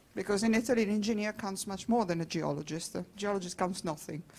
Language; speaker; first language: English; non-native, fluent; Italian